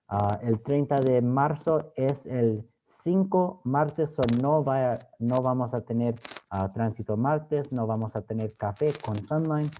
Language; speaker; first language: Spanish; early bilingual, other home language; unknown